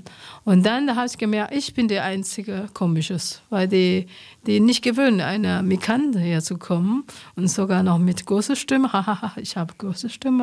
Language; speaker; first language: German; non-native, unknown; Chinese